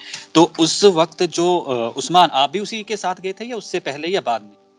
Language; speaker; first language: Hindi; native; Hindi